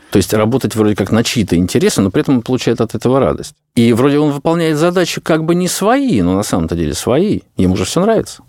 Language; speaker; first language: Russian; native; Russian